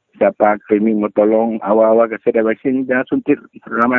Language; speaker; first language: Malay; non-native, local second language; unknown